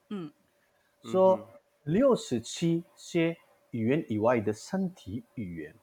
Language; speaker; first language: Chinese; non-native, learner; Manipuri